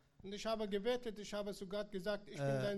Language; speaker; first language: German; non-native, learner; Persian